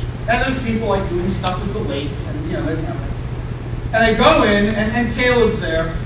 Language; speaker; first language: English; native; English